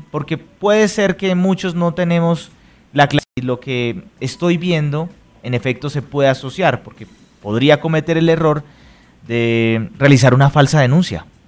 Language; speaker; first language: Spanish; native; Spanish